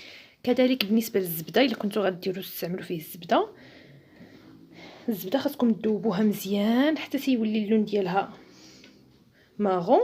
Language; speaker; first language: Arabic; native; Arabic